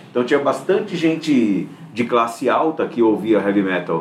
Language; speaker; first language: Portuguese; native; Portuguese